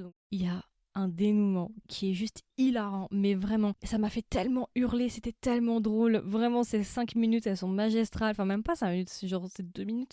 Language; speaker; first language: French; native; French